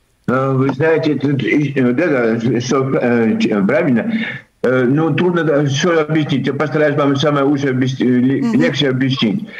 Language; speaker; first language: Russian; early bilingual, heritage; Russian